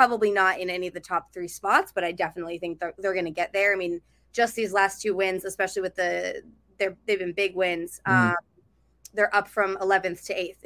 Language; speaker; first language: English; native; English